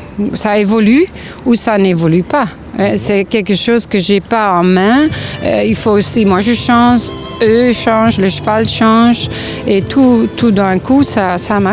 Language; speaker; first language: French; non-native, local second language; Dutch